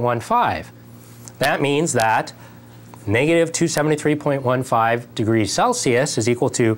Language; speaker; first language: English; native; English